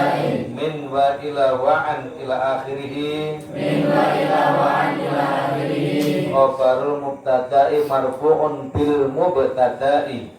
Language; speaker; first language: Arabic; non-native, fluent; Javanese